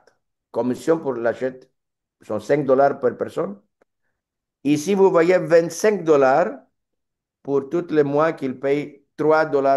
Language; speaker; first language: French; non-native, learner; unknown